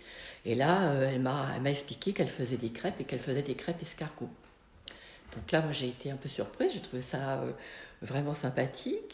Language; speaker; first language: French; native; French